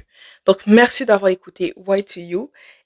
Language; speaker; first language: French; native; French